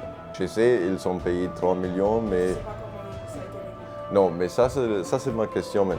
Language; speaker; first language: French; non-native, fluent; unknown